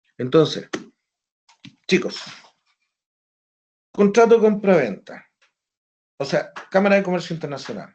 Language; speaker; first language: Spanish; native; Spanish